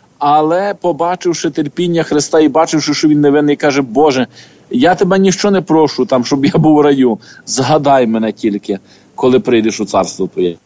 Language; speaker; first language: Ukrainian; native; Ukrainian